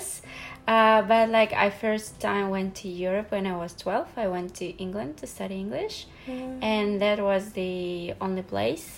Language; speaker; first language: English; non-native, fluent; Russian